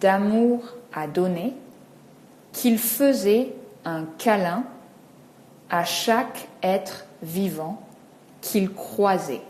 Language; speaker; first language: French; native; French